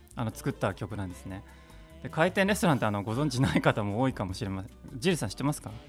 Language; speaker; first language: Japanese; native; Japanese